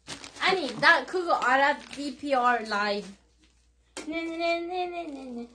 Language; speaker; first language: Korean; non-native, learner; Swedish